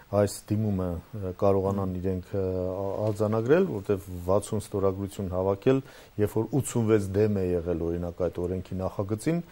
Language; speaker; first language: Armenian; native; Armenian